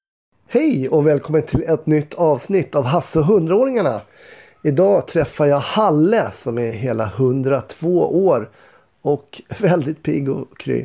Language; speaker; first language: Swedish; native; Swedish